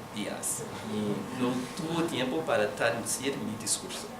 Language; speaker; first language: Spanish; non-native, learner; English